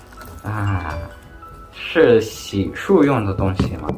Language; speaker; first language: Chinese; non-native, fluent; Mongolian